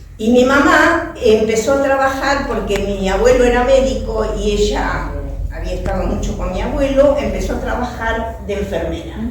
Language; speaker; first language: Spanish; early bilingual, other home language; French